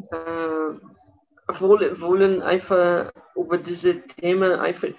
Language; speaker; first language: German; non-native, fluent; Portuguese